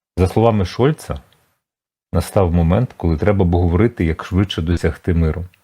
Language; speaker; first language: Ukrainian; native; Ukrainian